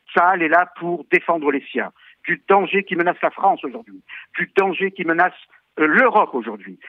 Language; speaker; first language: French; native; French